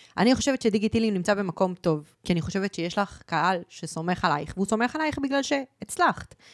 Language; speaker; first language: Hebrew; early bilingual, other home language; Spanish